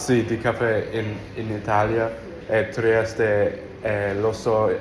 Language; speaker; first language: Italian; non-native, learner; English